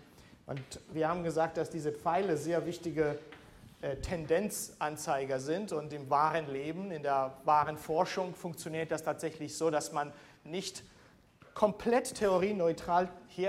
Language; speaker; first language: German; non-native, fluent; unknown